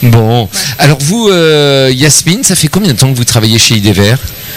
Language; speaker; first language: French; native; French